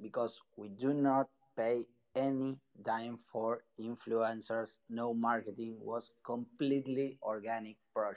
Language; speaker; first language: English; non-native, fluent; Spanish